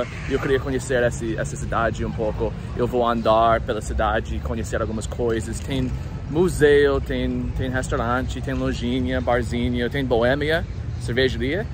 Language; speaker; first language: Portuguese; non-native, learner; English